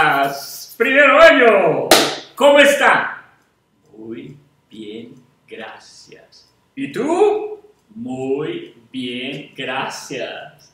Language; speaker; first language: Spanish; non-native, fluent; English